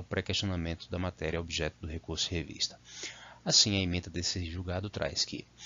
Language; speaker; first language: Portuguese; native; Portuguese